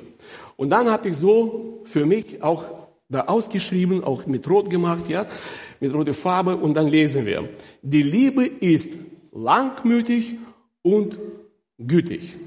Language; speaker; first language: German; non-native, fluent; Russian